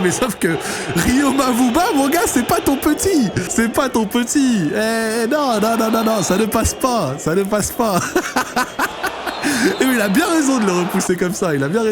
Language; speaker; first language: French; native; French